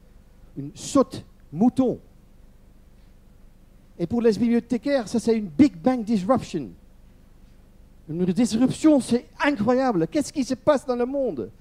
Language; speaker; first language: French; non-native, learner; Dutch